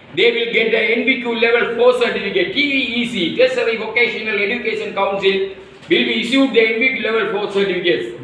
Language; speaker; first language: English; non-native, local second language; Tamil